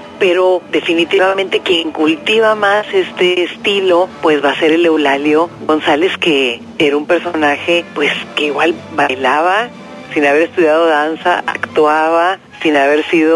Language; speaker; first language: Spanish; native; Spanish